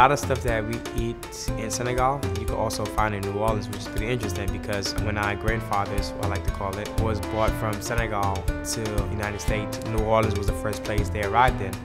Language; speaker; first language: English; non-native, fluent; Wolof